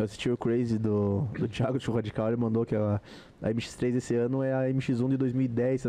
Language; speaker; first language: Portuguese; native; Portuguese